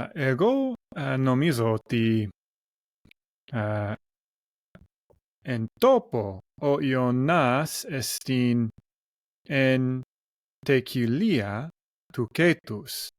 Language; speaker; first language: Greek; non-native, learner; English